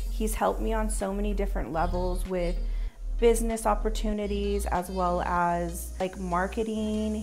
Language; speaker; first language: English; native; English